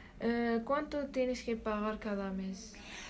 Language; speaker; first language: Spanish; non-native, learner; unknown